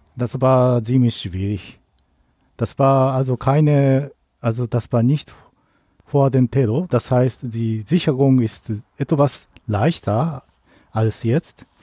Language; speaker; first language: German; non-native, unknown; Japanese